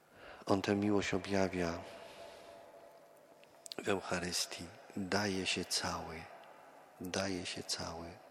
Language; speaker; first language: Polish; native; Polish